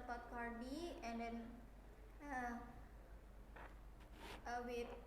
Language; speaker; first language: English; non-native, learner; Indonesian